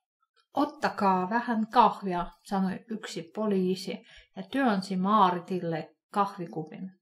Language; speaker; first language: Finnish; non-native, fluent; Russian